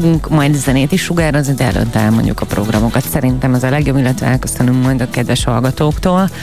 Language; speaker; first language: Hungarian; native; Hungarian